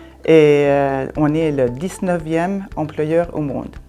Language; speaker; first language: French; non-native, fluent; Swedish